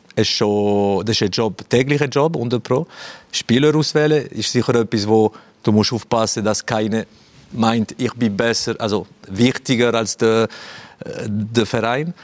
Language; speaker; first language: German; non-native, fluent; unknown